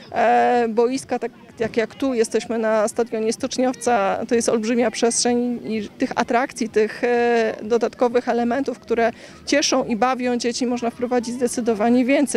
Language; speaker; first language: Polish; native; Polish